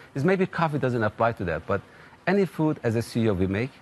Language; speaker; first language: English; non-native, fluent; Turkish